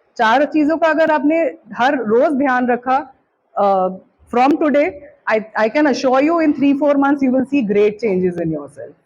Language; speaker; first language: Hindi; non-native, local second language; Bangla